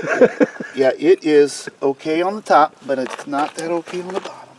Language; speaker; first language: English; native; English